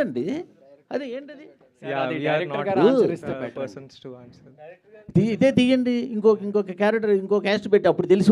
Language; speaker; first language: Telugu; native; Telugu